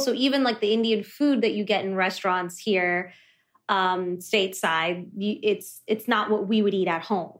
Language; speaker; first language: English; early bilingual, other home language; Kannada